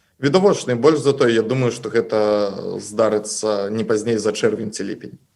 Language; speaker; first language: Belarusian; native; Belarusian